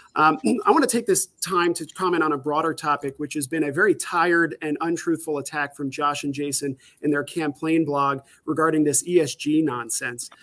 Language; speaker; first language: English; native; English